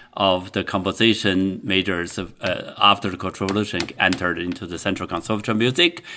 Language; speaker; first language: English; non-native, fluent; Chinese